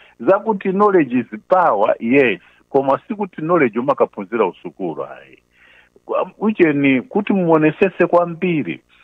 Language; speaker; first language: Nyanja; non-native, local second language; Tumbuka